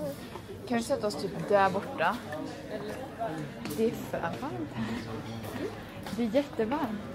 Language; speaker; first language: Swedish; early bilingual, other home language; Arabic